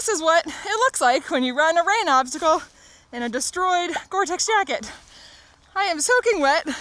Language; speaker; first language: English; native; English